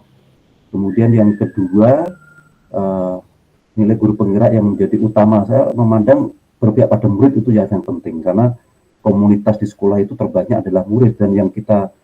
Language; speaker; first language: Indonesian; native; Indonesian